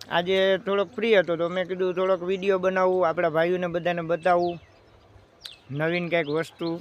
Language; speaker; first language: Gujarati; native; Gujarati